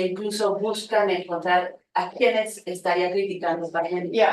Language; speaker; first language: Spanish; native; Spanish